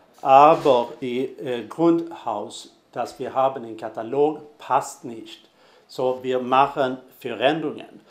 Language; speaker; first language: German; non-native, fluent; Swedish